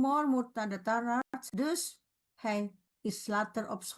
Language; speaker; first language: Dutch; non-native, fluent; Indonesian